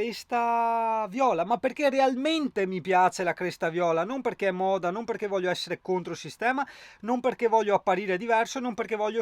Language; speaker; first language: Italian; native; Italian